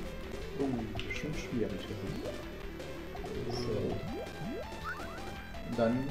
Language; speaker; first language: German; native; German